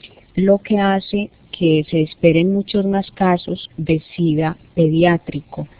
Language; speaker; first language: Spanish; native; Spanish